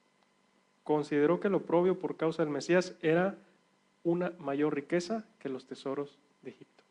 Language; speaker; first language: Spanish; native; Spanish